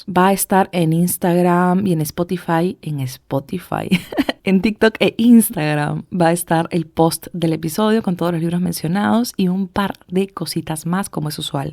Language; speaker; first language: Spanish; native; Spanish